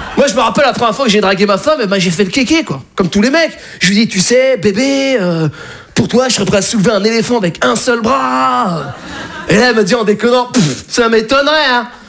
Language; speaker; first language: French; early bilingual, other home language; Arabic